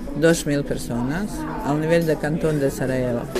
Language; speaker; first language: Catalan; non-native, learner; Bosnian